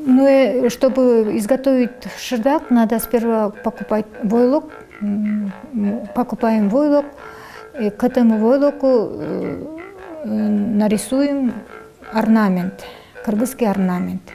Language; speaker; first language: Russian; non-native, local second language; Kyrgyz